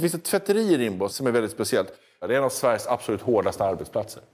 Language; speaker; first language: Swedish; native; Swedish